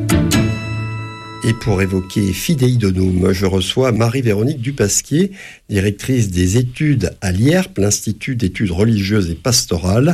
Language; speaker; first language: French; native; French